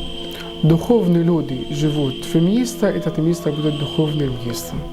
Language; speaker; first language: Russian; non-native, learner; Arabic